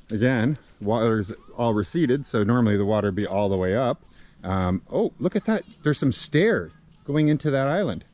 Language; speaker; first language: English; native; English